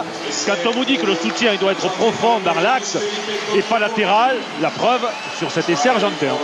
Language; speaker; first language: French; native; French